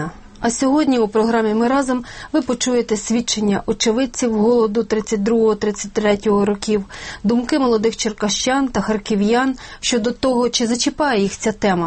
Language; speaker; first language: Ukrainian; native; Ukrainian